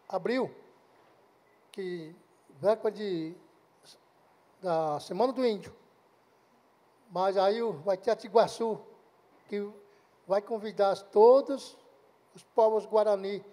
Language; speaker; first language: Portuguese; non-native, local second language; Guarani